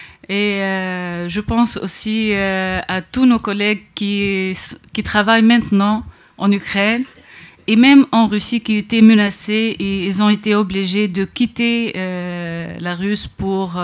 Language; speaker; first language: French; non-native, local second language; Arabic